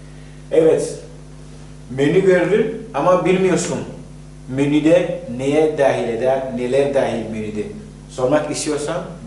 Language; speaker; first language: Turkish; non-native, fluent; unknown